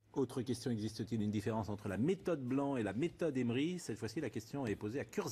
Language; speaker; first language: French; native; French